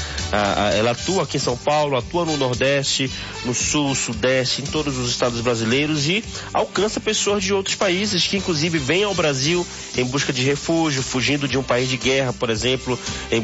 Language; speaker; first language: Portuguese; native; Portuguese